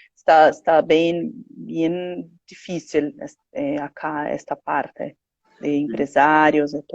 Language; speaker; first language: Spanish; non-native, learner; Portuguese